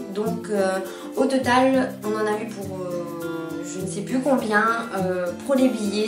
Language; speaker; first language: French; native; French